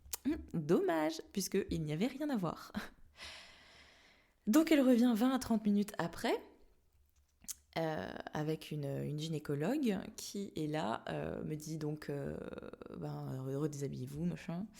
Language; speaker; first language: French; native; French